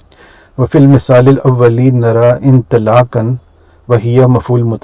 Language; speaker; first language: Arabic; non-native, fluent; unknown